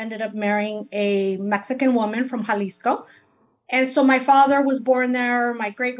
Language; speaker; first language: English; early bilingual, other home language; Spanish